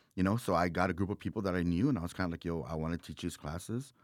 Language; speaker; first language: English; native; English